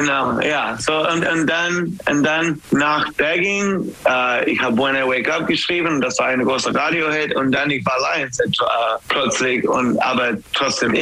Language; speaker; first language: German; non-native, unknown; English